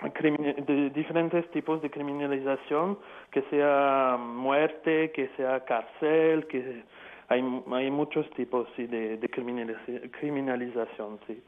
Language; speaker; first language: Spanish; non-native, fluent; French